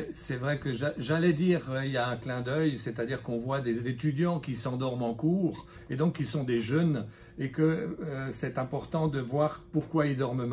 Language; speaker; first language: French; native; French